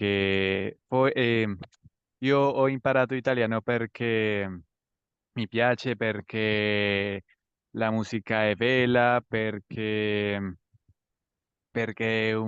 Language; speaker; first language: Italian; non-native, learner; Spanish